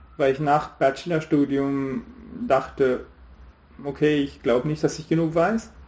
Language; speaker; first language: German; non-native, fluent; Hindi